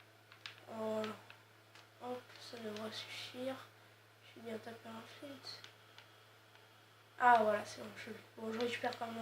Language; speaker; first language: French; native; French